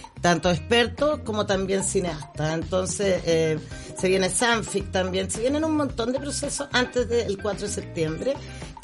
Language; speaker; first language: Spanish; native; Spanish